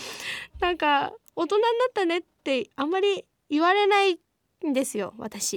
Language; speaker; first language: Japanese; native; Japanese